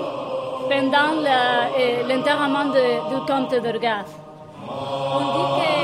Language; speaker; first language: French; non-native, fluent; Spanish